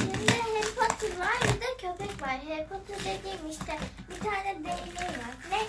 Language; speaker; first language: Turkish; native; Turkish